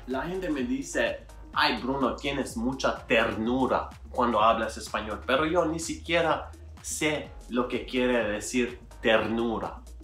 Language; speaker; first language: Spanish; non-native, learner; Albanian